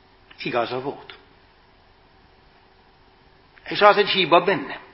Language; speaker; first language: Hungarian; non-native, fluent; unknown